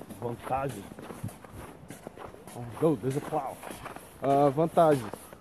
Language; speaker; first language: English; early bilingual, other home language; Portuguese